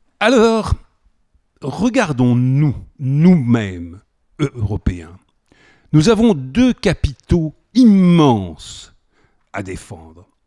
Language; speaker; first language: French; native; French